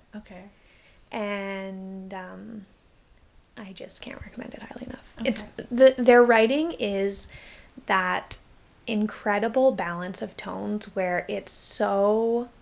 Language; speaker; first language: English; native; English